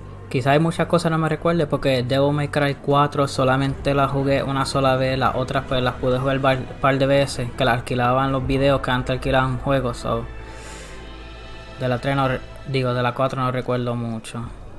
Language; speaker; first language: Spanish; native; Spanish